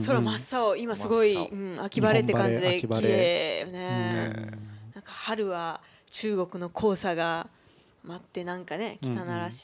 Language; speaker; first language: Japanese; native; Japanese